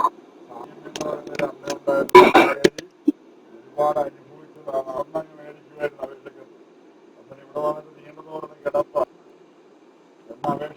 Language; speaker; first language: Malayalam; native; Malayalam